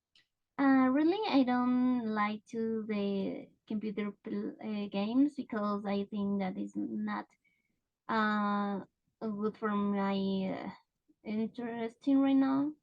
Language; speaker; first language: English; non-native, learner; Spanish